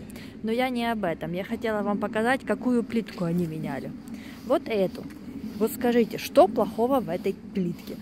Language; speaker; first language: Russian; native; Russian